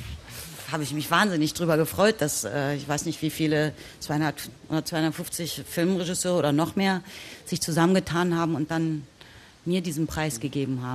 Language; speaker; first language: German; native; German